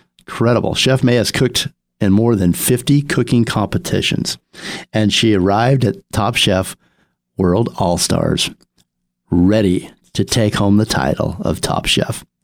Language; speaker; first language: English; native; English